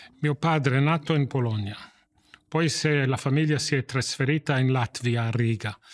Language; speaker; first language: Italian; non-native, fluent; English